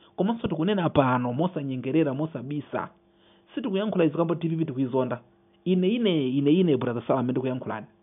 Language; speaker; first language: Nyanja; non-native, local second language; Yao